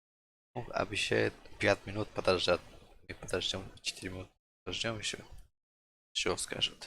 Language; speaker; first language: Russian; non-native, local second language; Tajik